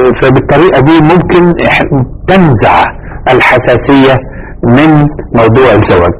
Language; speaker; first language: Arabic; native; Arabic